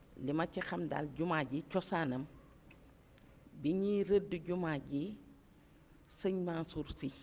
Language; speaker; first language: Wolof; native; Wolof